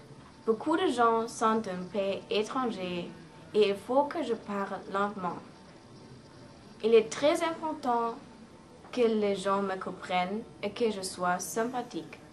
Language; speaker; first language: French; non-native, learner; English